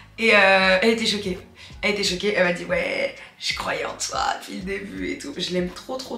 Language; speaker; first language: French; non-native, local second language; Arabic